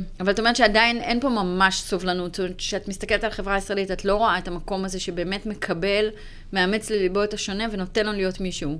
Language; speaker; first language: Hebrew; native; Hebrew